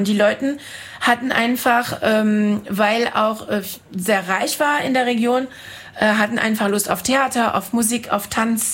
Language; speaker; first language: German; non-native, fluent; French